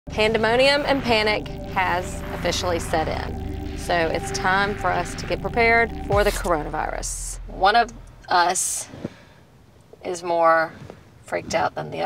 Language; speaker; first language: English; native; English